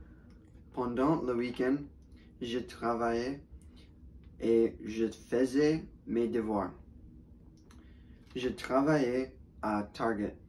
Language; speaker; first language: French; non-native, learner; English